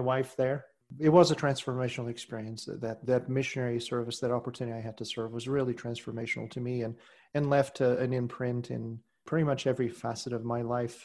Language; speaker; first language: English; non-native, fluent; Portuguese